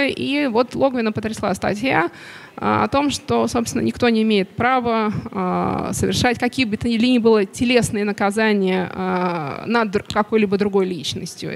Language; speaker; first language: Russian; native; Russian